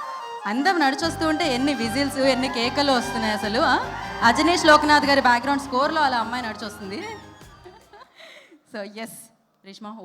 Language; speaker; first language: Telugu; native; Telugu